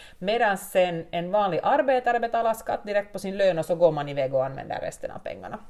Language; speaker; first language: Swedish; native; Swedish